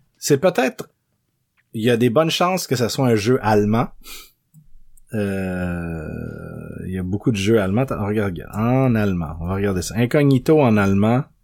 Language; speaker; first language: French; native; French